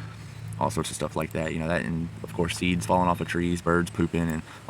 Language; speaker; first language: English; native; English